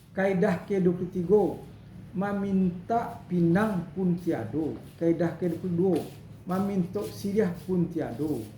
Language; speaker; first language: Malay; non-native, local second language; Minangkabau